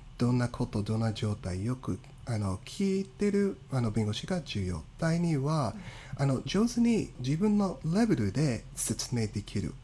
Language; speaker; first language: Japanese; non-native, fluent; English